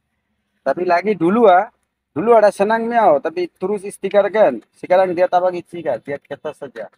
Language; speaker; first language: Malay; non-native, learner; Bangla